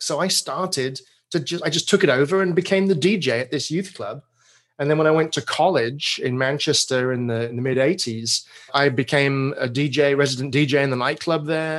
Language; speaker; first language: English; native; English